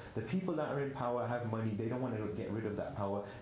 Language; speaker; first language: English; native; English